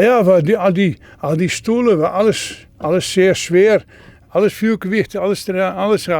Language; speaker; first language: German; non-native, learner; Dutch